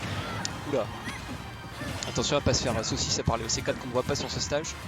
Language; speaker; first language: French; native; French